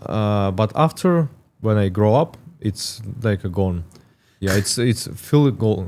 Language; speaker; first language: English; non-native, learner; Russian